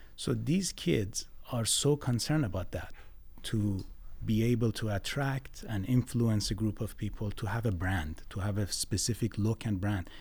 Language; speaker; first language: English; non-native, fluent; Persian